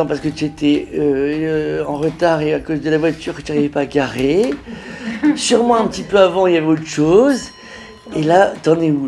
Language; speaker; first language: French; native; French